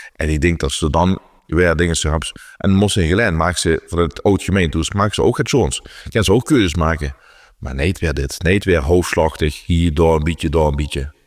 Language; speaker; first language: Dutch; non-native, local second language; Limburgish